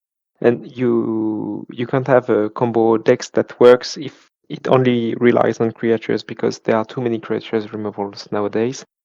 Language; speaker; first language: English; non-native, fluent; French